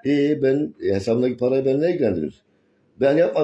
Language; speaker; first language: Turkish; native; Turkish